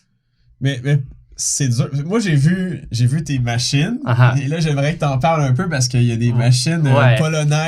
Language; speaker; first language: French; native; French